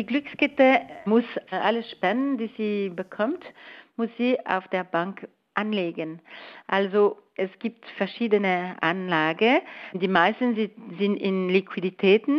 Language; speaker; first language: German; non-native, local second language; French